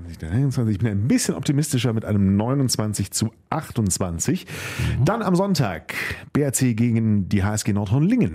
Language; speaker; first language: German; native; German